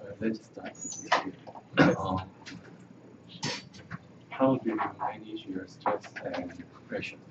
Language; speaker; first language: English; non-native, learner; Korean